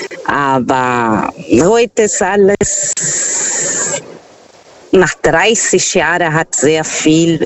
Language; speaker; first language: German; non-native, fluent; Portuguese